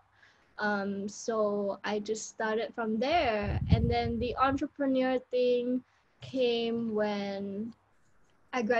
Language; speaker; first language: English; native; English